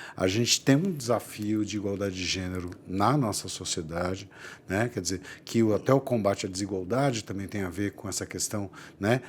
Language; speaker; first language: Portuguese; native; Portuguese